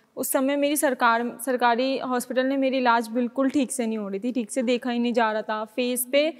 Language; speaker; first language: Hindi; native; Hindi